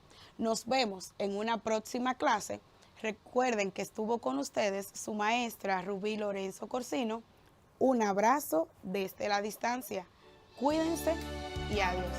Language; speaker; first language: Spanish; native; Spanish